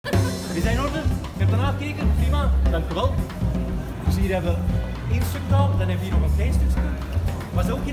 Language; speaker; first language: Dutch; native; Dutch